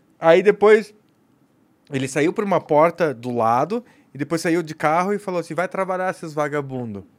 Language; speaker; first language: Portuguese; native; Portuguese